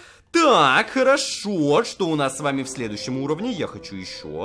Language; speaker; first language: Russian; native; Russian